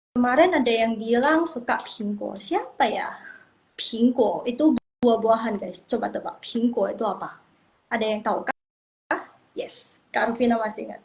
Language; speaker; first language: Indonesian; non-native, local second language; Min Nan Chinese